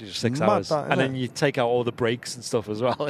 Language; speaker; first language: English; native; English